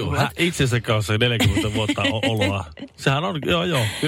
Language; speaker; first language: Finnish; native; Finnish